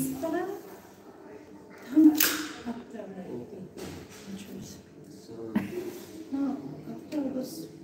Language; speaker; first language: Russian; non-native, learner; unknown